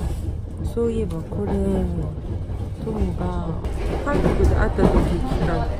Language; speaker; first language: Japanese; non-native, fluent; Korean